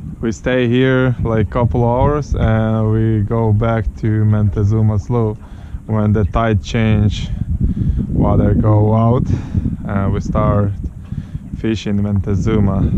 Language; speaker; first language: English; non-native, learner; Ukrainian